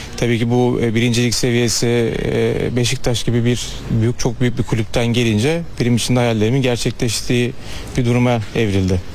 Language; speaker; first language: Turkish; early bilingual, heritage; Turkish